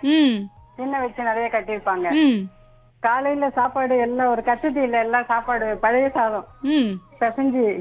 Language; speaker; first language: Tamil; native; Tamil